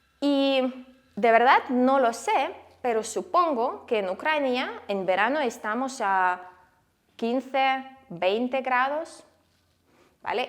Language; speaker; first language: Spanish; non-native, fluent; Ukrainian